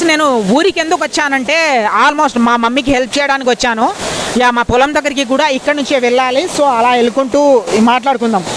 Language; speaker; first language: Telugu; non-native, local second language; Lambadi